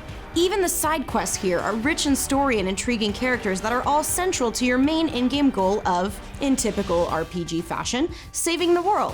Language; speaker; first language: English; native; English